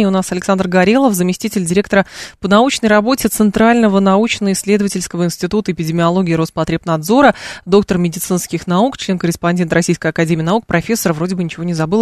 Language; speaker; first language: Russian; native; Russian